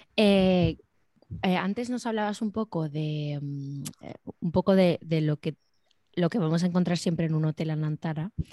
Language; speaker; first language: Spanish; native; Spanish